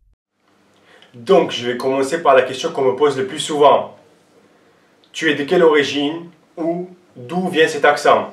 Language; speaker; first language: French; non-native, local second language; Armenian